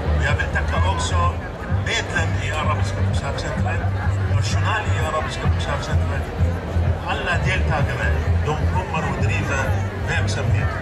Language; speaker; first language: Swedish; non-native, learner; Arabic